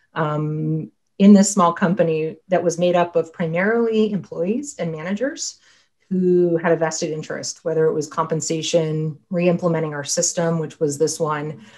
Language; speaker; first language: English; native; English